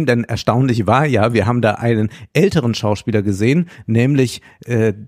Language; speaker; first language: German; native; German